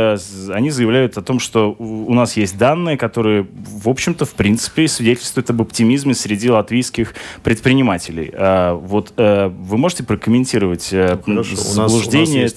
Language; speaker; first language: Russian; native; Russian